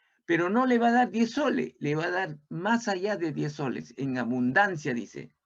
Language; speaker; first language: Spanish; native; Spanish